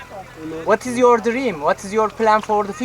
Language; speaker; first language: English; non-native, learner; Turkish